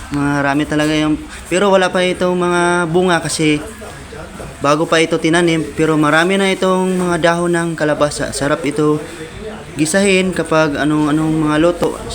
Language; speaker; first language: Filipino; non-native, local second language; Cebuano